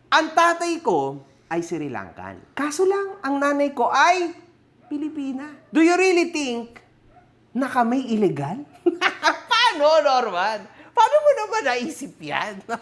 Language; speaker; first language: Filipino; native; Filipino